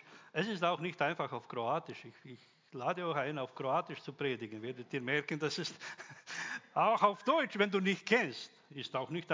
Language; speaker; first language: German; non-native, fluent; Croatian